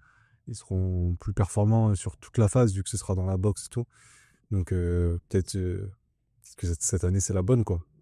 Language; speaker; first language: French; native; French